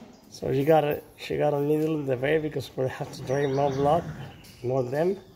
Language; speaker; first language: English; non-native, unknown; Spanish